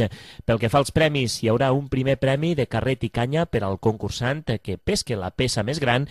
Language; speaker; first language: Catalan; native; Catalan